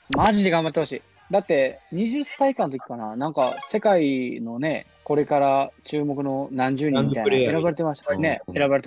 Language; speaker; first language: Japanese; native; Japanese